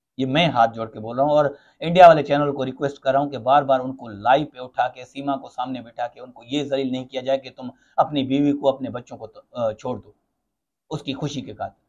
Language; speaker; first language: Urdu; non-native, local second language; Sindhi